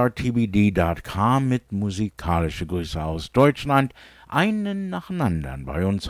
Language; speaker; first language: German; early bilingual, heritage; English